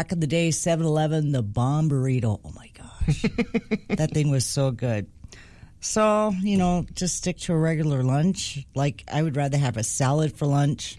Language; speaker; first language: English; native; English